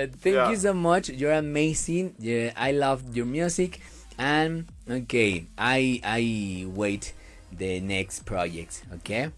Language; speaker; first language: English; non-native, learner; Spanish